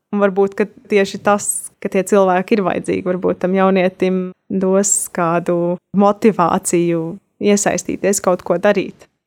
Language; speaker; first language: Latvian; native; Latvian